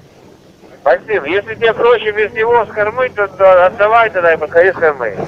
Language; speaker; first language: Russian; native; Russian